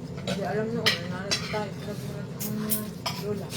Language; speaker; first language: Filipino; native; Filipino